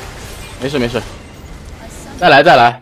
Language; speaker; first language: Chinese; native; Chinese